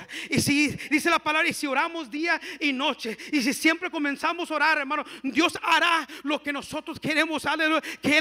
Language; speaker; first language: Spanish; early bilingual, heritage; Spanish